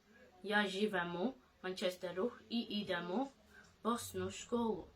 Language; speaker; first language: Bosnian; early bilingual, heritage; Bosnian